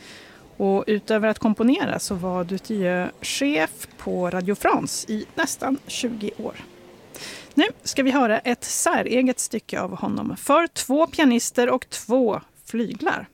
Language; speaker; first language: Swedish; native; Swedish